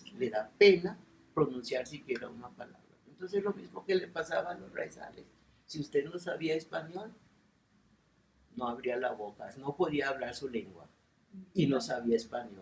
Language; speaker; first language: Spanish; non-native, local second language; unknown